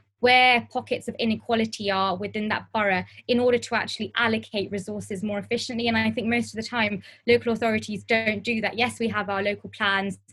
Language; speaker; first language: English; native; English